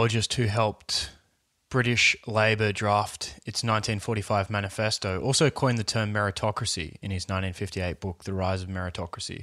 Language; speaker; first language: English; native; English